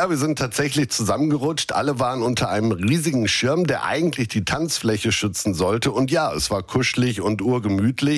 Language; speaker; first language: German; native; German